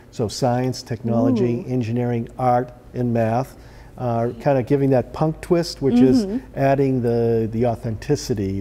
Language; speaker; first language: English; native; English